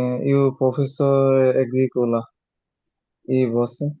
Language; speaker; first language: Portuguese; non-native, learner; Bangla